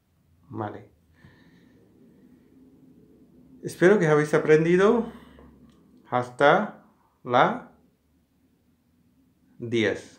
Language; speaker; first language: Spanish; non-native, learner; Hindi